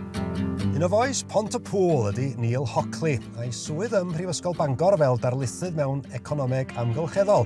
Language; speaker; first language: Welsh; native; Welsh